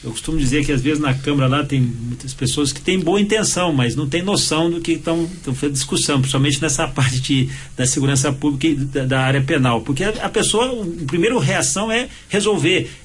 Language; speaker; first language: Portuguese; native; Portuguese